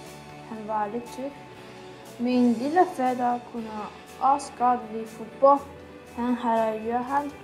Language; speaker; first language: Danish; non-native, learner; Chinese